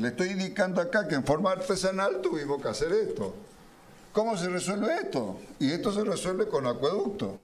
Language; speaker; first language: Spanish; native; Spanish